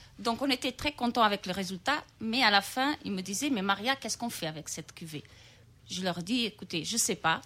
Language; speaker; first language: French; non-native, fluent; Portuguese